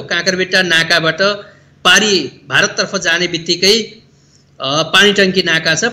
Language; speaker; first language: Nepali; native; Nepali